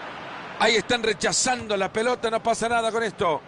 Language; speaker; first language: Spanish; native; Spanish